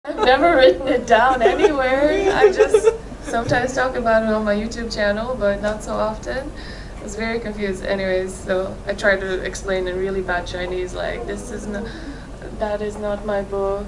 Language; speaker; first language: English; non-native, fluent; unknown